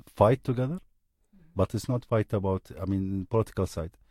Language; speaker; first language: English; non-native, learner; Arabic